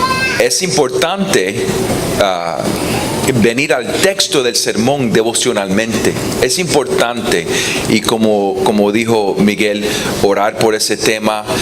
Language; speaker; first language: Spanish; non-native, fluent; English